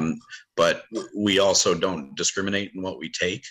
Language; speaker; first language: English; native; English